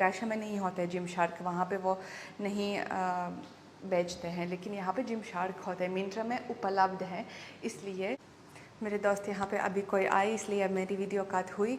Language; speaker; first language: Hindi; non-native, learner; Russian